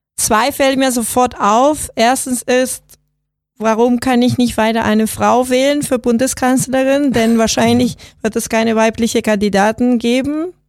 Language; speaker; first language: German; non-native, fluent; Spanish